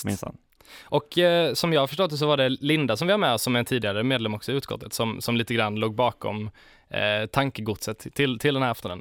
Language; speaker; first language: Swedish; native; Swedish